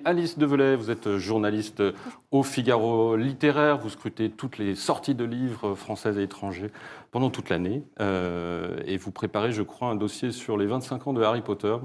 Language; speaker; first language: French; native; French